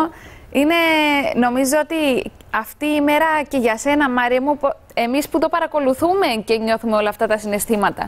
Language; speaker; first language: Greek; native; Greek